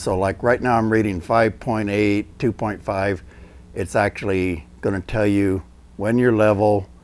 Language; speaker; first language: English; native; English